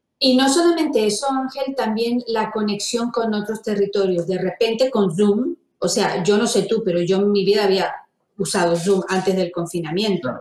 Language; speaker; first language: Spanish; native; Spanish